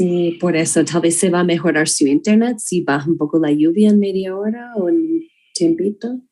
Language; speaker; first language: Spanish; non-native, fluent; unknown